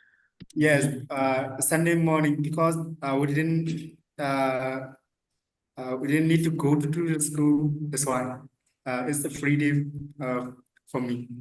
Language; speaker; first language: English; non-native, learner; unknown